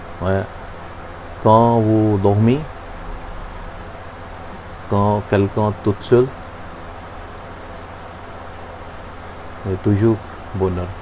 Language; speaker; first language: French; non-native, learner; Hindi